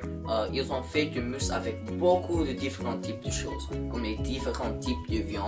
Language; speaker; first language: French; non-native, learner; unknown